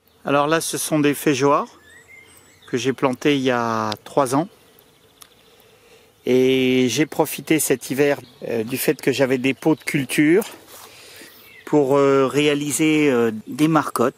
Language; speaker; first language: French; native; French